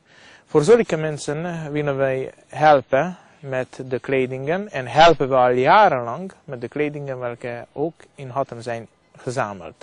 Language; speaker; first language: Dutch; non-native, fluent; Hungarian